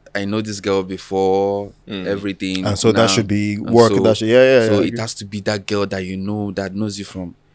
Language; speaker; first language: English; non-native, local second language; Yoruba